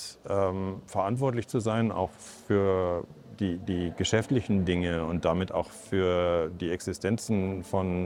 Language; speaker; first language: German; native; German